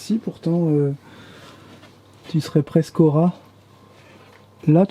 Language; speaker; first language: French; native; French